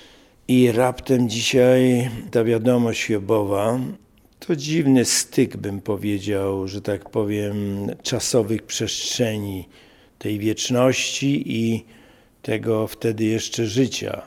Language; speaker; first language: Polish; native; Polish